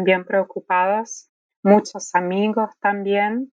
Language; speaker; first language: Spanish; non-native, fluent; Ukrainian